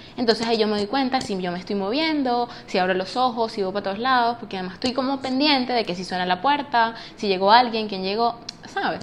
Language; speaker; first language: Spanish; native; Spanish